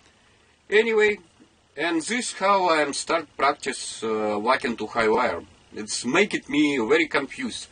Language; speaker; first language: English; non-native, learner; Russian